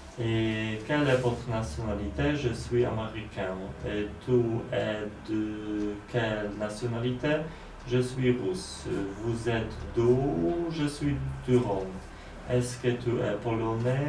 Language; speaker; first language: French; non-native, learner; Polish